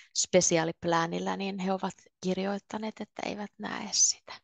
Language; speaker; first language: Finnish; native; Finnish